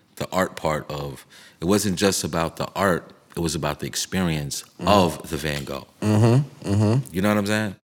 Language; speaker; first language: English; native; English